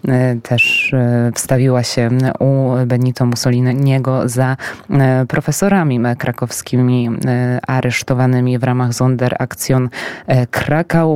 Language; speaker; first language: Polish; native; Polish